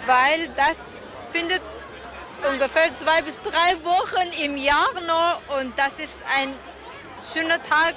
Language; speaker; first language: German; non-native, learner; Persian